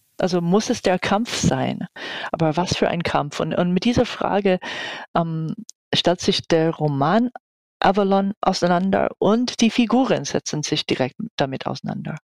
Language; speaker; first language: German; non-native, fluent; English